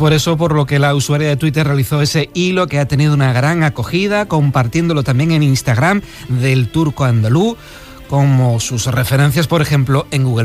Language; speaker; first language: Spanish; native; Spanish